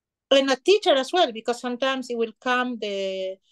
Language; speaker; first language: English; non-native, fluent; Spanish